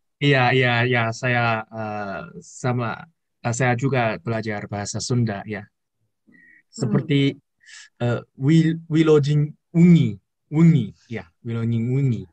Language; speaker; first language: Indonesian; non-native, learner; Chinese